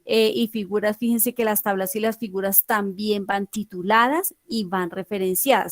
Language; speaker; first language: Spanish; native; Spanish